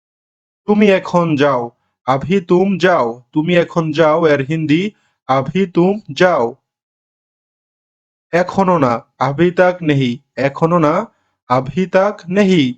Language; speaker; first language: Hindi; non-native, learner; Bangla